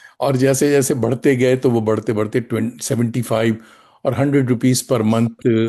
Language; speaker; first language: Hindi; non-native, local second language; Urdu